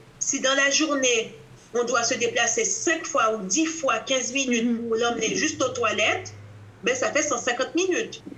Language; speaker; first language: French; native; French